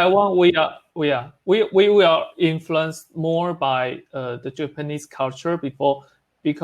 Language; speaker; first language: English; non-native, learner; Chinese